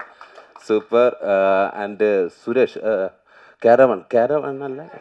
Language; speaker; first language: Tamil; non-native, learner; Malayalam